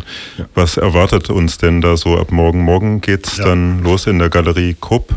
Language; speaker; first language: German; native; German